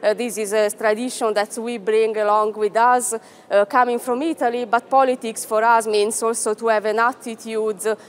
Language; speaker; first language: English; non-native, fluent; Italian